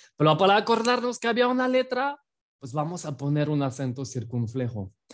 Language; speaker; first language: Spanish; non-native, fluent; French